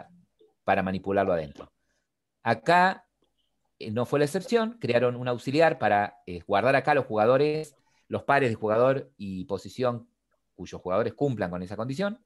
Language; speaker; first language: Spanish; native; Spanish